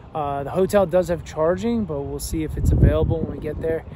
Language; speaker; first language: English; native; English